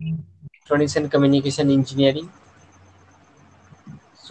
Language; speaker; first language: English; non-native, local second language; Bangla